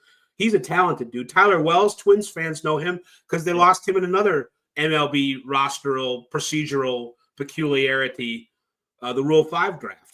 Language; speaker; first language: English; native; English